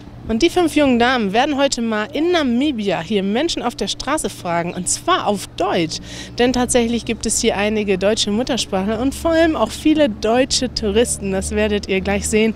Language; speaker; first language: German; native; German